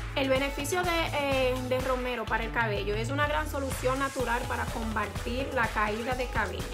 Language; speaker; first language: Spanish; early bilingual, heritage; Spanish